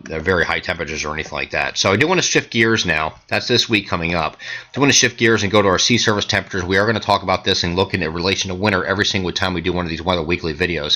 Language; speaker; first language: English; native; English